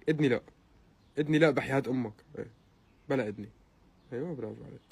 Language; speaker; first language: Arabic; native; Arabic